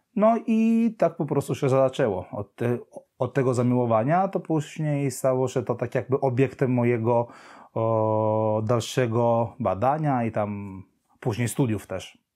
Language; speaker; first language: Polish; non-native, fluent; Italian